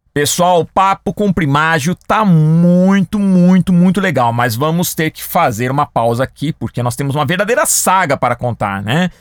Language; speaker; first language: Portuguese; native; Portuguese